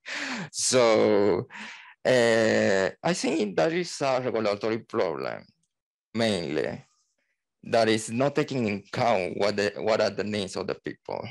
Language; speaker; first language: English; non-native, learner; Spanish